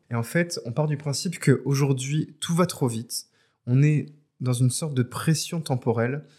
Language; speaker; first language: French; native; French